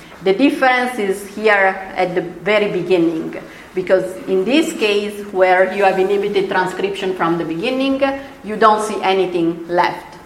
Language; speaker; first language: English; non-native, fluent; Italian